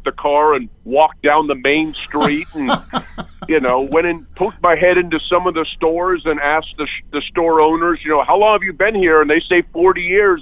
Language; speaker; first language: English; native; English